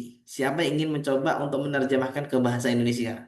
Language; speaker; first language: Malay; native; Malay